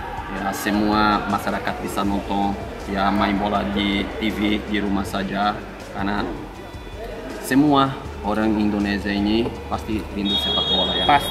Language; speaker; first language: Indonesian; non-native, fluent; Portuguese